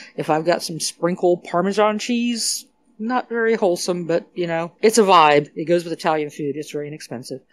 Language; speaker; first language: English; native; English